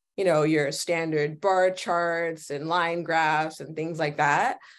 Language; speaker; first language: English; native; English